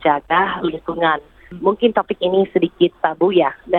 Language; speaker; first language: Indonesian; early bilingual, heritage; English